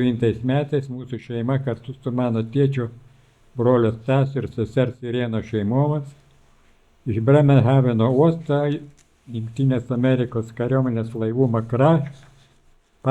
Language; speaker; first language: Lithuanian; native; Lithuanian